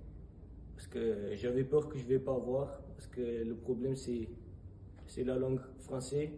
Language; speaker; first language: French; non-native, fluent; Armenian